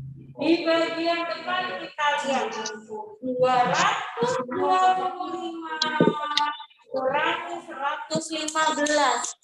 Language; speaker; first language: Indonesian; native; Indonesian